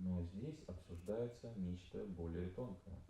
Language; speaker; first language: Russian; native; Russian